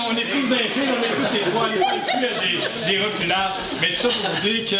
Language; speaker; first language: French; native; French